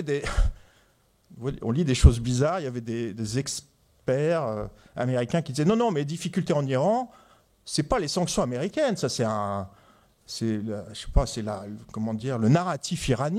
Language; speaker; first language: French; native; French